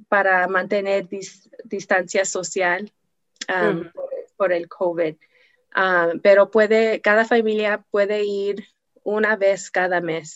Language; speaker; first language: Spanish; non-native, learner; English